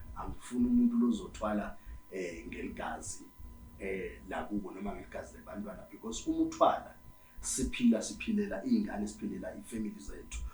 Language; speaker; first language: Zulu; native; Zulu